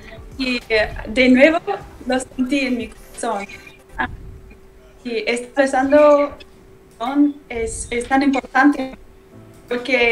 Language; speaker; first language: Spanish; non-native, learner; English